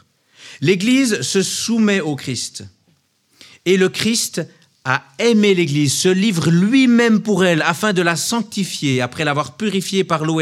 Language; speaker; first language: French; native; French